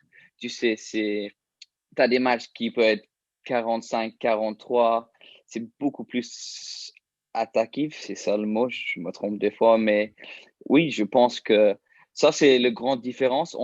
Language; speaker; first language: French; early bilingual, heritage; English